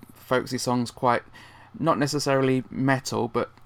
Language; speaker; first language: English; native; English